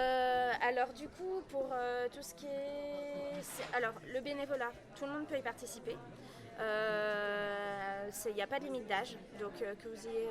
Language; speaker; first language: French; native; French